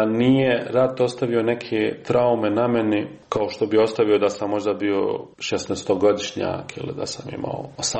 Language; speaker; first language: Serbian; native; Serbian